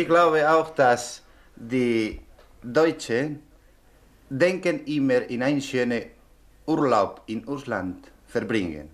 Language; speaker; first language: German; non-native, learner; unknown